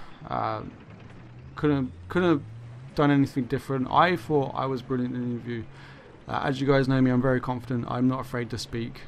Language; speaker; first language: English; native; English